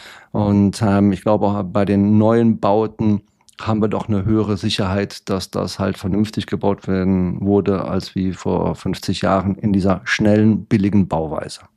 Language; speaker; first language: German; native; German